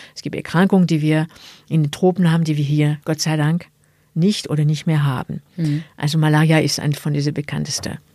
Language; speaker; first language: German; non-native, fluent; French